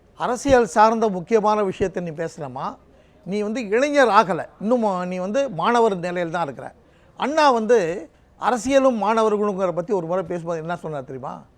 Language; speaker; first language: Tamil; native; Tamil